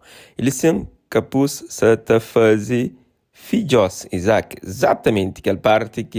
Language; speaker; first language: Portuguese; non-native, local second language; Kabuverdianu